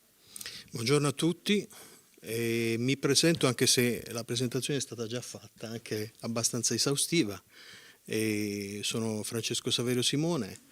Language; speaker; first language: Italian; native; Italian